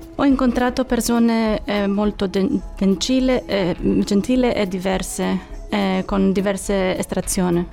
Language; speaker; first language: Italian; non-native, learner; Greek